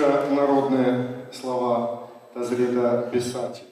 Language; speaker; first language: Russian; native; Russian